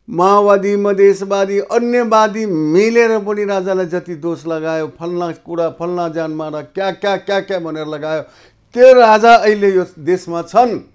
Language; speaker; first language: Nepali; non-native, local second language; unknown